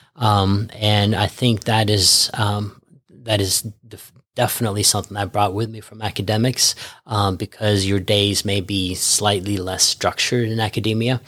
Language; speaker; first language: English; early bilingual, other home language; Norwegian